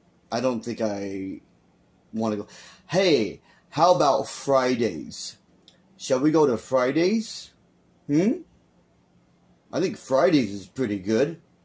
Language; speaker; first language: English; native; English